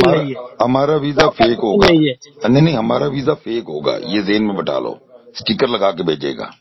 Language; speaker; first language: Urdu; non-native, local second language; Punjabi